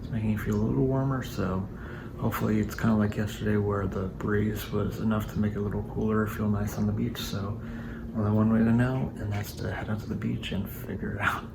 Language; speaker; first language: English; native; English